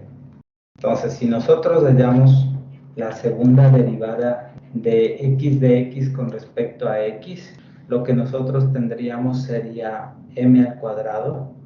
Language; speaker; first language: Spanish; native; Spanish